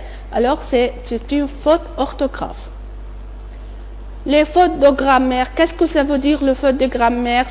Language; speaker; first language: French; non-native, fluent; Arabic